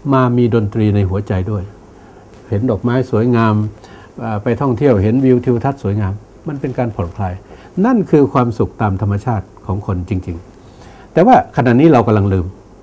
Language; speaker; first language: Thai; non-native, local second language; Northeastern Thai